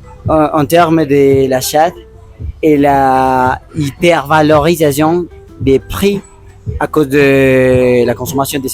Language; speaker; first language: French; non-native, learner; Spanish